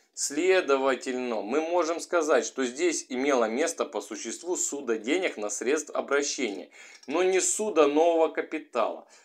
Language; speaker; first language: Russian; native; Russian